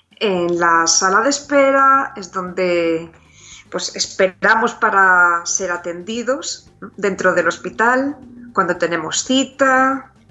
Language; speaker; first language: Spanish; native; Spanish